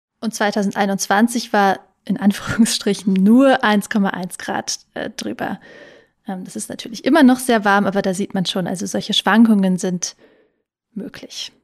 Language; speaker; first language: German; native; German